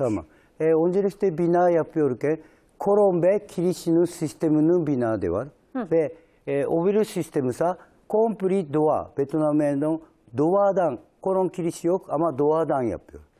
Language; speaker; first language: Turkish; non-native, learner; Japanese